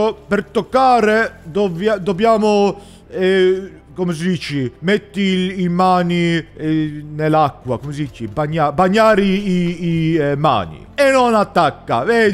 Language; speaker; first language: Italian; non-native, learner; English